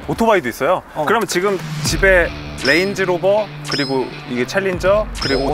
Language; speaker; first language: Korean; native; Korean